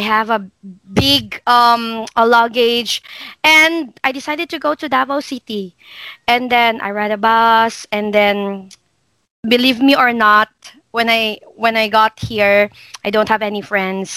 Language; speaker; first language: English; non-native, local second language; Hiligaynon